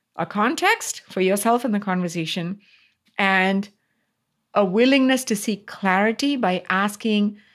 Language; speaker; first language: English; non-native, local second language; Tamil